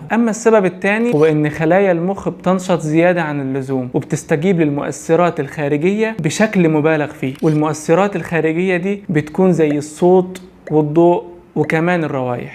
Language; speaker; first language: Arabic; native; Arabic